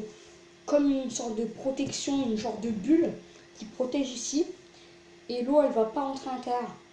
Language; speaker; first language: French; native; French